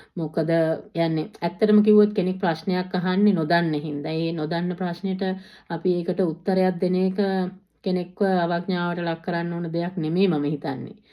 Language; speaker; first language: Sinhala; native; Sinhala